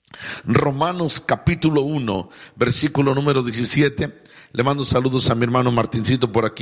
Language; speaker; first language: Spanish; native; Spanish